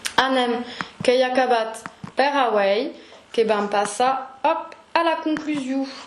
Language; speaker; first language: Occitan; non-native, local second language; French